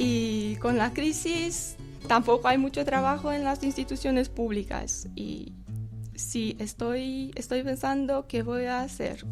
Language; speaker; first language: Spanish; non-native, fluent; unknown